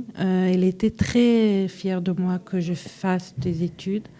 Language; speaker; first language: French; early bilingual, heritage; French